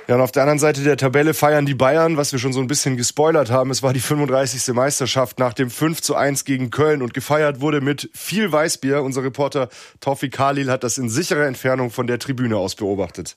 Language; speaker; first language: German; native; German